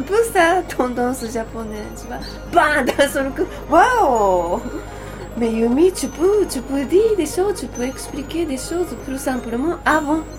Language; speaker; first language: French; non-native, learner; Japanese